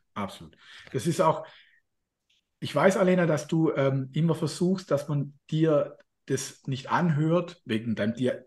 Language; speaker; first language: German; non-native, fluent; Slovak